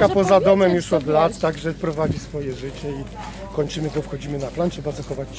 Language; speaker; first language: Polish; native; Polish